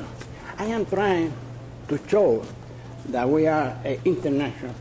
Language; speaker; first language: English; non-native, learner; Spanish